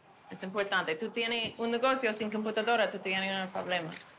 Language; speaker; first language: Spanish; non-native, learner; English